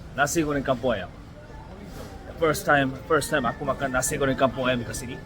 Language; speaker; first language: Malay; non-native, learner; Korean